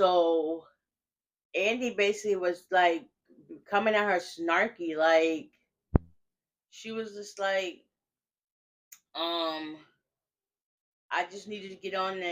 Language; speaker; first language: English; native; English